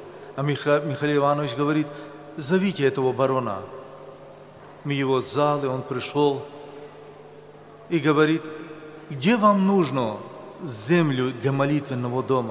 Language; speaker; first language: Russian; non-native, local second language; Romany